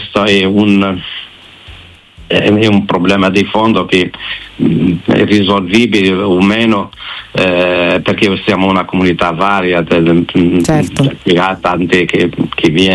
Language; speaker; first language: Italian; non-native, fluent; Arabic